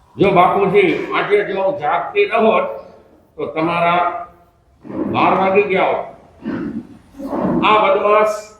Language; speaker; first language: Gujarati; non-native, local second language; Kachhi